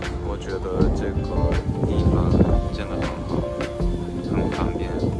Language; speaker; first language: Chinese; non-native, fluent; English